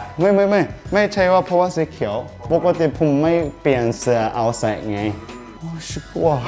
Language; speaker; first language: Thai; non-native, learner; Korean